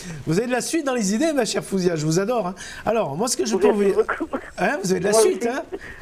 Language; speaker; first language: French; native; French